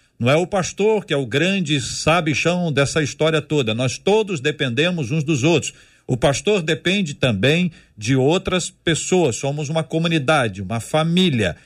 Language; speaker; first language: Portuguese; native; Portuguese